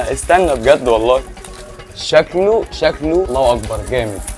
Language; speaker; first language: Arabic; native; Arabic